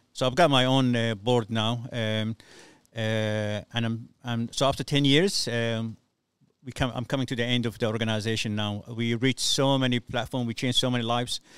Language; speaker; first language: English; non-native, fluent; Somali